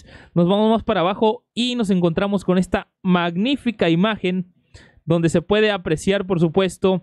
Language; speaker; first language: Spanish; native; Spanish